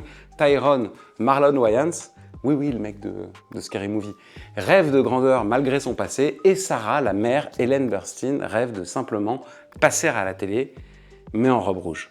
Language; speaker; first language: French; native; French